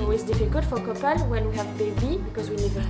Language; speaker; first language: English; non-native, learner; French